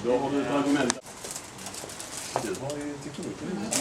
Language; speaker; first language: Swedish; native; Swedish